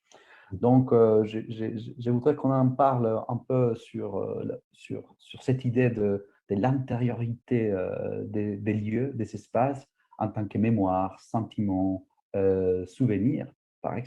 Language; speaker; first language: French; non-native, fluent; Spanish